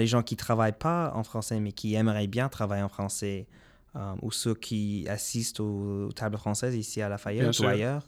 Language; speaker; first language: French; non-native, local second language; English